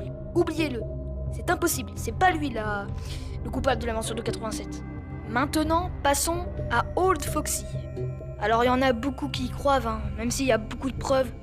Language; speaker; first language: French; native; French